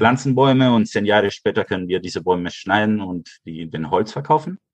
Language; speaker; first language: German; early bilingual, heritage; Spanish